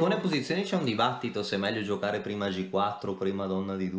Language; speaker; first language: Italian; native; Italian